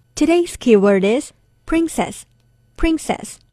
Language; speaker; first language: English; non-native, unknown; Chinese